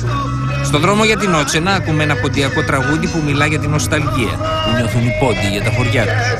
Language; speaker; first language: Greek; native; Greek